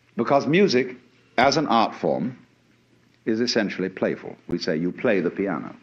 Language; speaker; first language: English; native; English